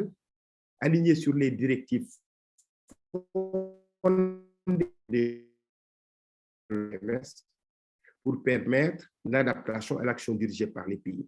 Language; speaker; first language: French; non-native, local second language; Wolof